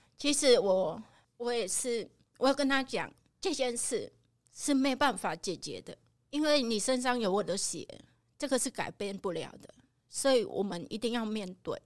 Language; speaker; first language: Chinese; non-native, fluent; Khmer